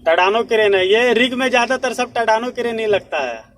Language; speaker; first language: Hindi; native; Hindi